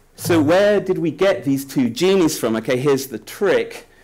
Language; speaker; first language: English; native; English